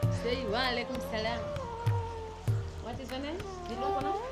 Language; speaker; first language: English; non-native, learner; Swahili